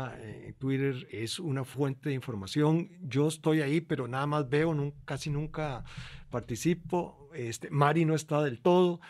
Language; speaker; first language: Spanish; native; Spanish